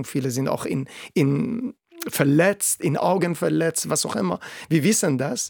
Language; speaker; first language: German; non-native, fluent; Persian